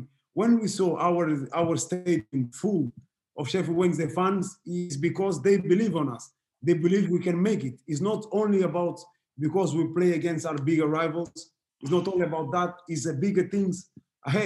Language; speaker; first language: English; non-native, fluent; Portuguese